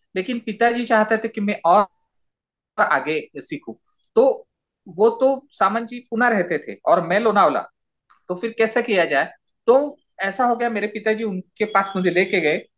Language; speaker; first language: Hindi; non-native, local second language; Marathi